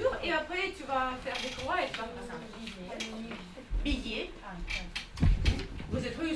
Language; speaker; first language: French; non-native, fluent; Russian